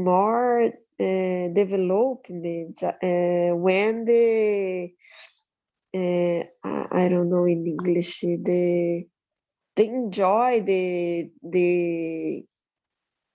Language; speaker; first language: English; non-native, learner; Portuguese